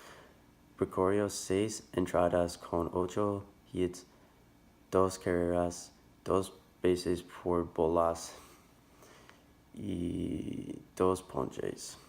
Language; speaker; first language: Spanish; non-native, learner; English